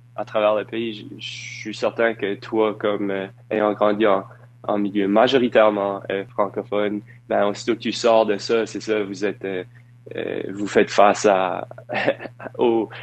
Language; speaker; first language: French; native; French